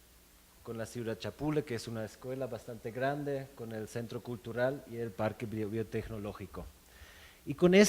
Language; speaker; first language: Spanish; non-native, fluent; German